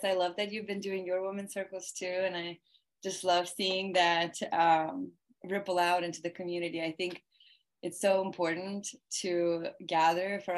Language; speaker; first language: English; early bilingual, other home language; Russian